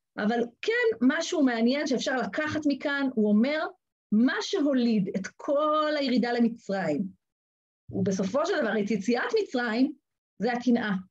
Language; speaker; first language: Hebrew; native; Hebrew